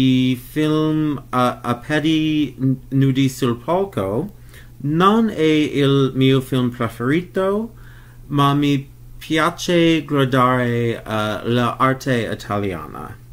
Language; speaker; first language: Italian; non-native, learner; English